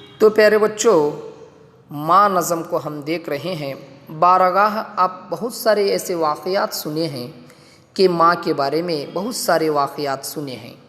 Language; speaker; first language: Urdu; native; Urdu